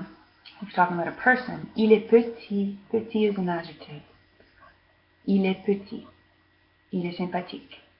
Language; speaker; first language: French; non-native, fluent; English